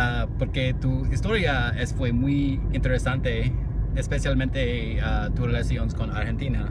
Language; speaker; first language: Spanish; non-native, learner; English